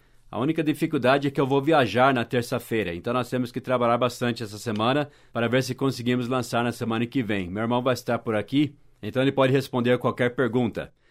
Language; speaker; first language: Portuguese; non-native, fluent; English